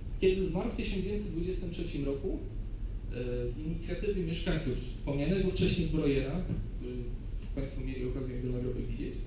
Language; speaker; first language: Polish; native; Polish